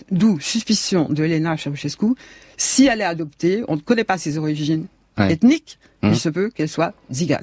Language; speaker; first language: French; native; French